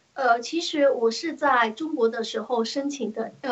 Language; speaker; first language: Chinese; early bilingual, heritage; Chinese